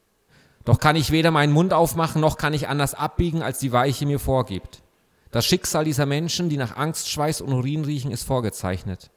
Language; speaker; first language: German; native; German